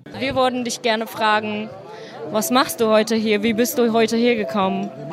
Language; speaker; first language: German; native; German